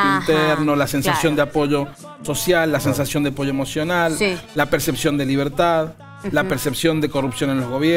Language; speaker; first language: Spanish; native; Spanish